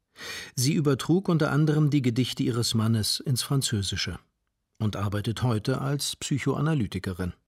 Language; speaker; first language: German; native; German